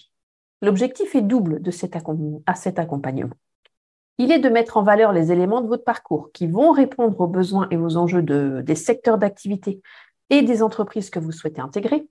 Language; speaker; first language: French; native; French